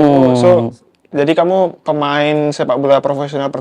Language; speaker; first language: Indonesian; native; Indonesian